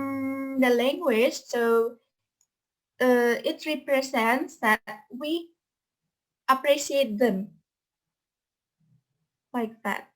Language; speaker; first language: English; non-native, fluent; Indonesian